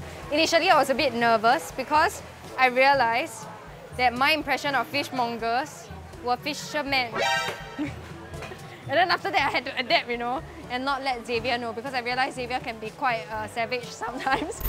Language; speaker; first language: English; native; English